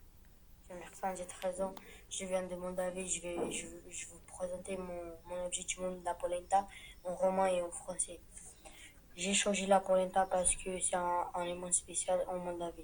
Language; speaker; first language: French; non-native, learner; Romanian